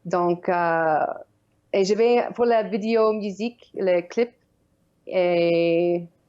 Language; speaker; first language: French; non-native, learner; Ukrainian